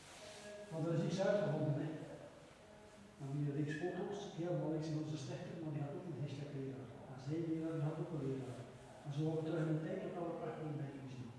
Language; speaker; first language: Dutch; native; Dutch